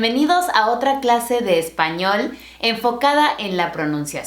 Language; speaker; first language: Spanish; non-native, fluent; English